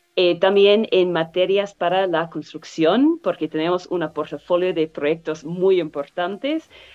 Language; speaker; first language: Spanish; non-native, fluent; English